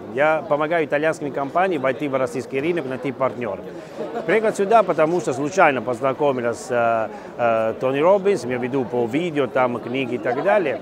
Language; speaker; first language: Russian; non-native, fluent; Italian